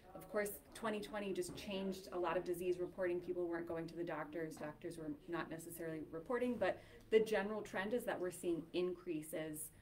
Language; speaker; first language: English; native; English